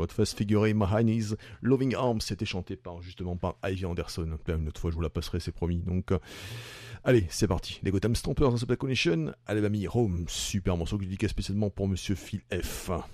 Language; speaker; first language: French; native; French